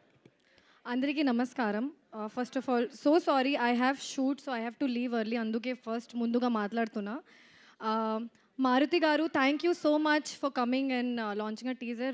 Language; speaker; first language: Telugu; non-native, fluent; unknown